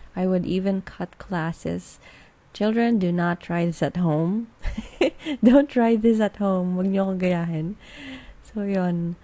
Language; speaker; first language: English; non-native, local second language; Filipino